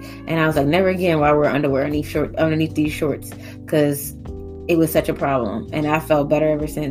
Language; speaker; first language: English; native; English